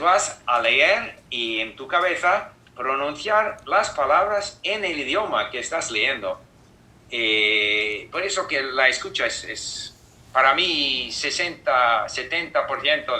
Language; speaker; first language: Spanish; non-native, fluent; English